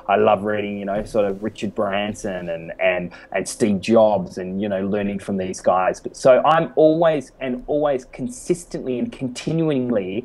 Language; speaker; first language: English; native; English